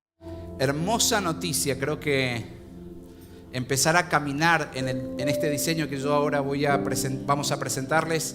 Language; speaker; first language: Spanish; native; Spanish